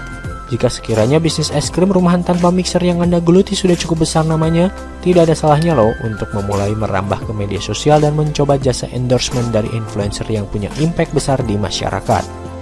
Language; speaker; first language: Indonesian; native; Indonesian